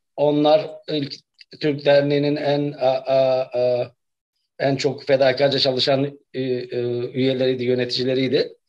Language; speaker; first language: Turkish; native; Turkish